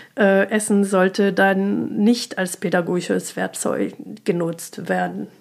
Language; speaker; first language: German; non-native, fluent; French